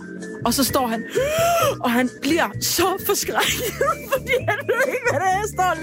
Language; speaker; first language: Danish; native; Danish